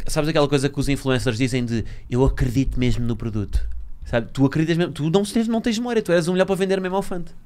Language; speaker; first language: Portuguese; native; Portuguese